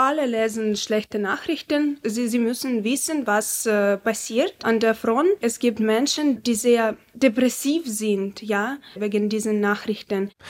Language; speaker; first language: German; non-native, fluent; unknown